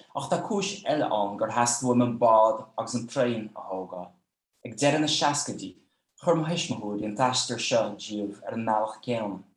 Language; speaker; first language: Irish; non-native, fluent; Dutch